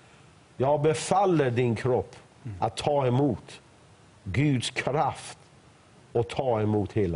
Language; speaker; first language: Swedish; non-native, fluent; Persian